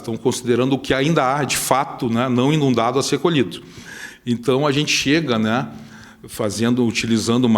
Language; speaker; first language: Portuguese; native; Portuguese